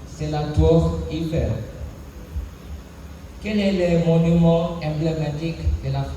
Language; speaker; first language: French; non-native, learner; Sinhala